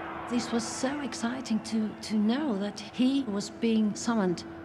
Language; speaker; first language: English; non-native, fluent; German